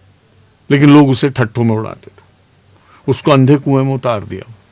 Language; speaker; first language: Hindi; native; Hindi